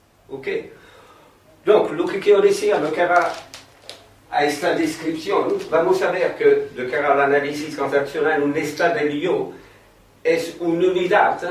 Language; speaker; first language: Spanish; non-native, fluent; French